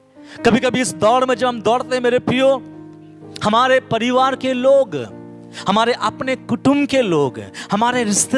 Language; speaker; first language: Hindi; non-native, local second language; Bangla